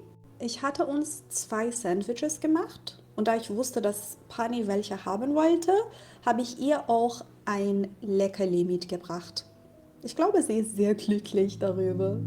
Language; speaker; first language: German; non-native, fluent; Persian